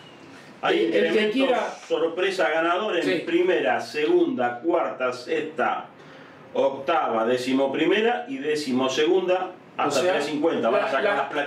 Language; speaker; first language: Spanish; native; Spanish